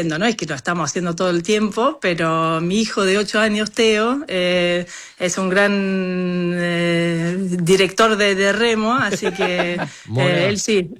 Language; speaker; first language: Spanish; non-native, fluent; Norwegian